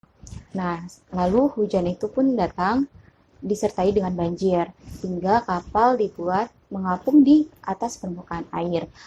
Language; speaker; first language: Indonesian; native; Indonesian